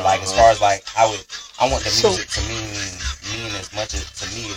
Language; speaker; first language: English; native; English